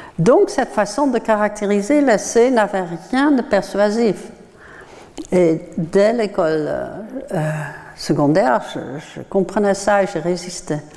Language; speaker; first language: French; non-native, fluent; Dutch